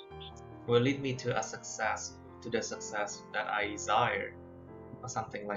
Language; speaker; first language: English; non-native, fluent; Vietnamese